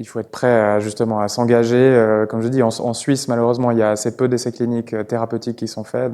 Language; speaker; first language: French; native; French